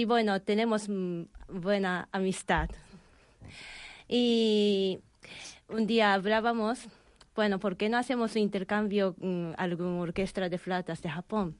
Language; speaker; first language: Spanish; non-native, fluent; Japanese